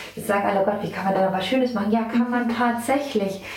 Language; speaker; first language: German; native; German